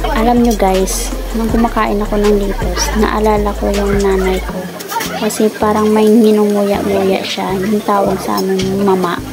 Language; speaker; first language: Filipino; non-native, local second language; Hiligaynon